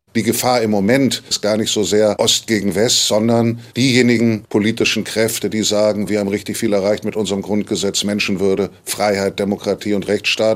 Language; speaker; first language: German; native; German